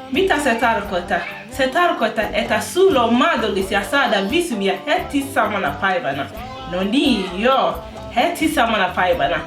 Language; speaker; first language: Finnish; non-native, learner; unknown